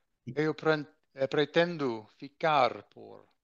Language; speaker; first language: Portuguese; non-native, learner; English